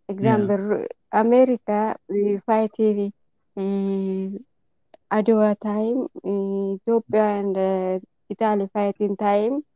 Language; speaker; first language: English; non-native, learner; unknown